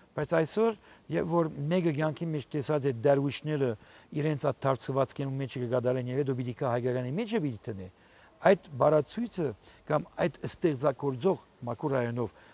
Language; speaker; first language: Armenian; early bilingual, heritage; Armenian